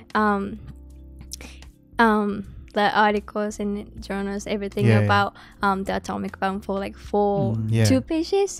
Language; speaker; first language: English; non-native, fluent; Japanese